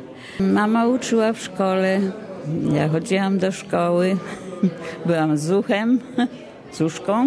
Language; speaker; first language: Polish; early bilingual, heritage; Polish